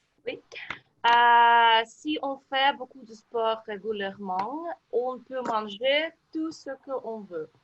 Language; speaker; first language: French; non-native, learner; Russian